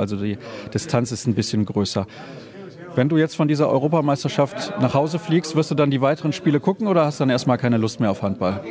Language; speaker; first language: German; native; German